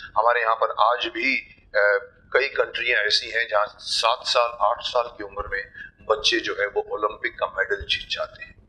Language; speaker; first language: Hindi; native; Hindi